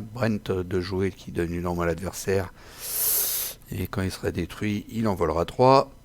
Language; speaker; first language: French; native; French